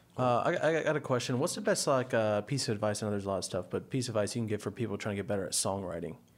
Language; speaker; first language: English; native; English